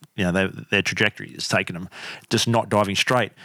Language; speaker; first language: English; native; English